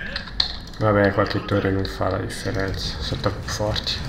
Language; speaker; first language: Italian; native; Italian